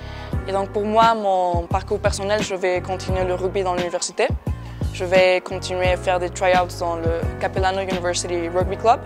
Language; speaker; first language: French; non-native, fluent; Spanish